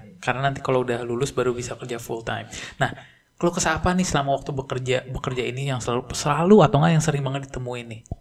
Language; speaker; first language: Indonesian; native; Indonesian